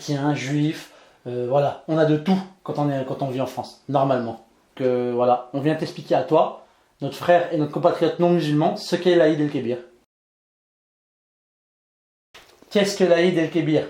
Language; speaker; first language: French; native; French